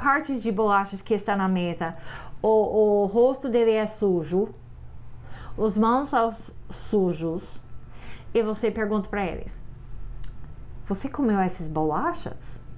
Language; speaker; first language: Portuguese; non-native, fluent; English